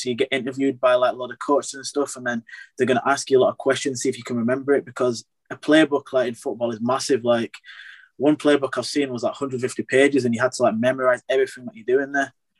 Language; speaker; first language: English; native; English